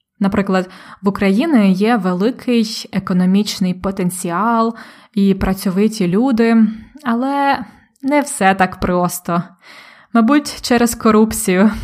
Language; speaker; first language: Ukrainian; native; Ukrainian